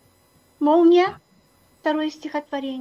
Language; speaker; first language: Russian; non-native, local second language; Kyrgyz